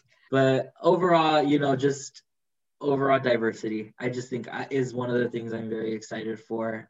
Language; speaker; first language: English; early bilingual, other home language; Spanish